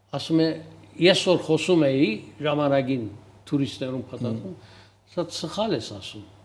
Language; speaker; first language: Armenian; early bilingual, heritage; Armenian